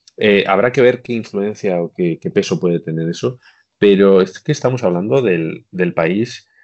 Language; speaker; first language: Spanish; native; Spanish